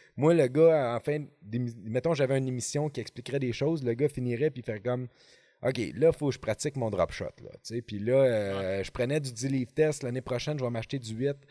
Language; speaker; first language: French; native; French